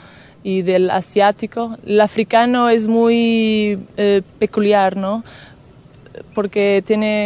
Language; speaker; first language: Spanish; non-native, fluent; Portuguese